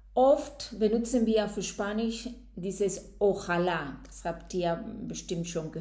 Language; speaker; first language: German; non-native, fluent; Spanish